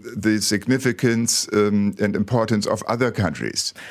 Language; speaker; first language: English; non-native, fluent; German